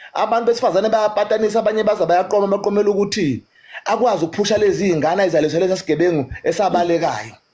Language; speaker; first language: Zulu; native; Zulu